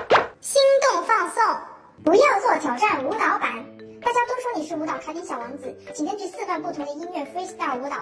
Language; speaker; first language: Chinese; native; Chinese